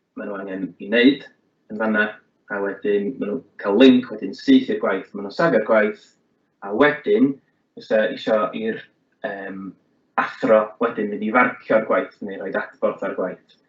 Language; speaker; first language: Welsh; native; Welsh